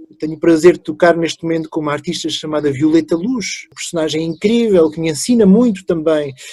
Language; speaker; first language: Portuguese; early bilingual, other home language; French